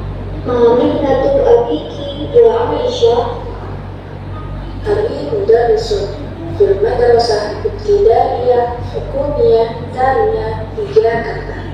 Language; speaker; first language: Arabic; non-native, learner; Indonesian